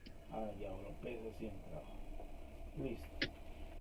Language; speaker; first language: Spanish; native; Spanish